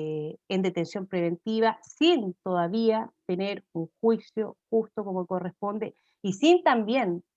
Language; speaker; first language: Spanish; native; Spanish